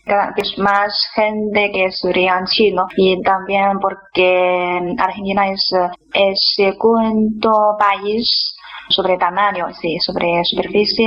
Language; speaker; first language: Spanish; non-native, fluent; Chinese